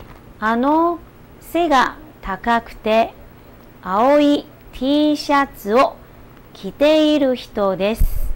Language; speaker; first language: Japanese; non-native, fluent; Chinese